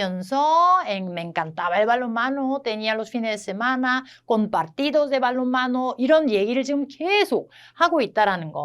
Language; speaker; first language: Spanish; non-native, fluent; Korean